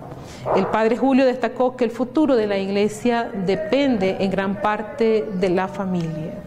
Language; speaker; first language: Spanish; native; Spanish